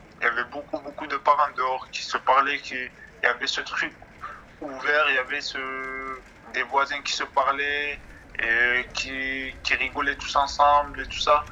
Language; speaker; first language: French; native; French